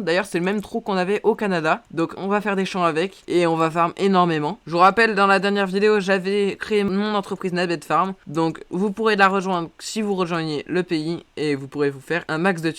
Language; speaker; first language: French; native; French